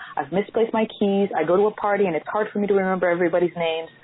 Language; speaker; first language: English; non-native, fluent; Portuguese